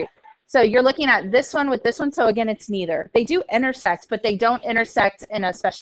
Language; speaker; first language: English; native; English